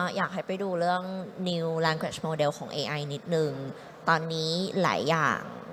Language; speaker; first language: Thai; native; Thai